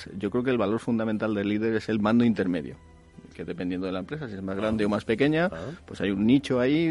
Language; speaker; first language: Spanish; native; Spanish